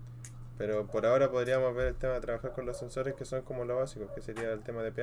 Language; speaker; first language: Spanish; native; Spanish